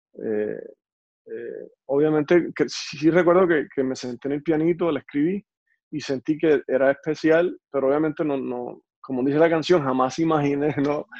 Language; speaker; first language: Spanish; native; Spanish